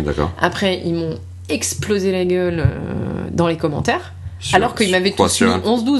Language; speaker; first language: French; native; French